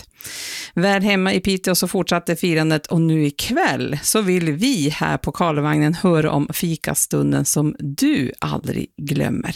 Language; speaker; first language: Swedish; native; Swedish